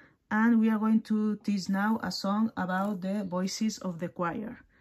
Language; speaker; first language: English; non-native, learner; Catalan